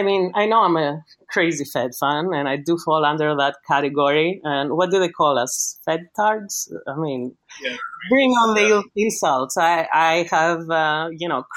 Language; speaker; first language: English; non-native, fluent; Greek